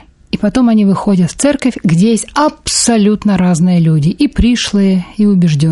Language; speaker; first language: Russian; native; Russian